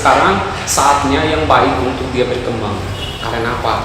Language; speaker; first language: Indonesian; non-native, fluent; Portuguese